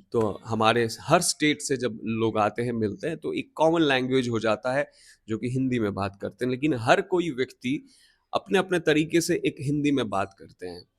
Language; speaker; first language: Hindi; non-native, local second language; Bangla